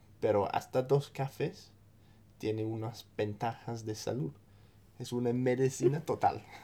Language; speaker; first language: Spanish; non-native, fluent; English